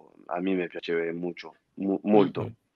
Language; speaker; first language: Italian; non-native, fluent; French